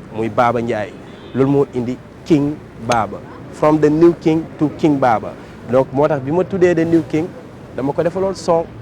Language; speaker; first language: Wolof; native; Wolof